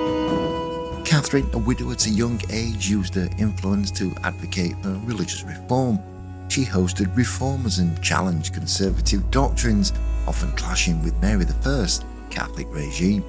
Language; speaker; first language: English; native; English